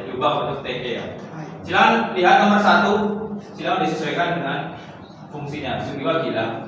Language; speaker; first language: Indonesian; native; Indonesian